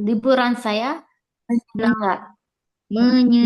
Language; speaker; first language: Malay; non-native, learner; English